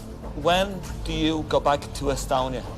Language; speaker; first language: English; native; English